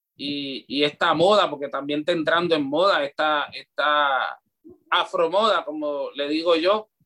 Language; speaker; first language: Spanish; native; Spanish